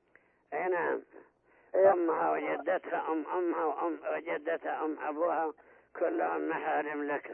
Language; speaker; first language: Arabic; native; Arabic